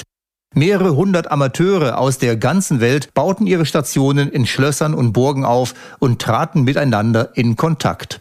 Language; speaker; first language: German; native; German